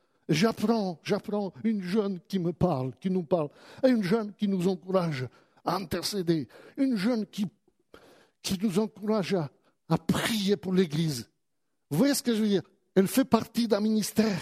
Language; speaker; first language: French; native; French